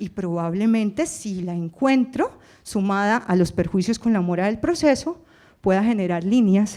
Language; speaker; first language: Spanish; native; Spanish